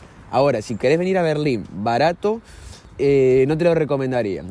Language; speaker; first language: Spanish; native; Spanish